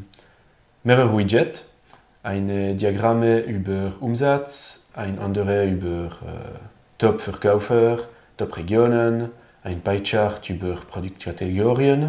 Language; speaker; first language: German; non-native, learner; French